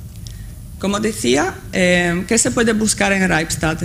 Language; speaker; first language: Spanish; non-native, fluent; Italian